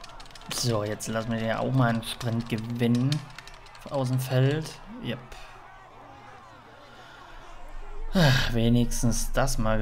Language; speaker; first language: German; native; German